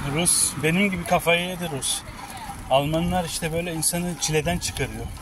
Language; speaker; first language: Turkish; early bilingual, heritage; Turkish